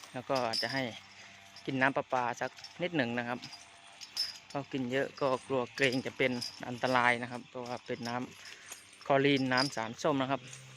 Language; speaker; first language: Thai; non-native, local second language; Khmer